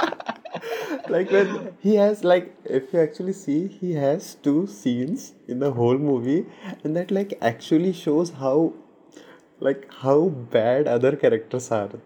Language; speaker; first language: English; non-native, local second language; Hindi